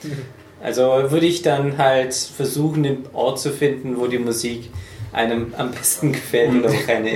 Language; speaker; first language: German; native; German